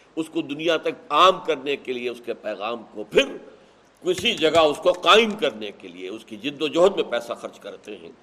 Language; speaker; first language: Urdu; native; Urdu